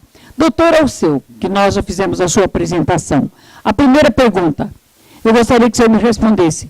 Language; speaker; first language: Portuguese; native; Portuguese